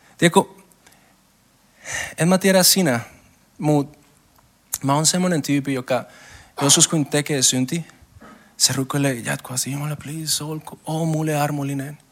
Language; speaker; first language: Finnish; non-native, learner; Spanish